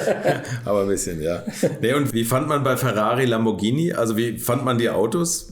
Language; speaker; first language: German; native; German